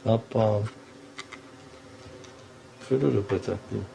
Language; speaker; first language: Hebrew; non-native, fluent; Arabic